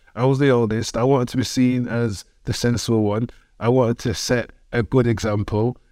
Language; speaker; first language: English; native; English